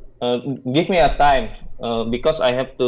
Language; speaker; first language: English; non-native, learner; Indonesian